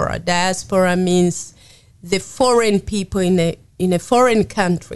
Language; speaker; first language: English; non-native, local second language; Swahili